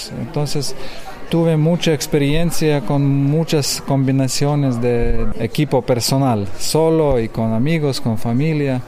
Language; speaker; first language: Spanish; non-native, learner; Lithuanian